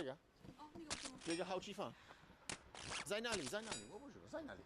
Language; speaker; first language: Chinese; non-native, learner; English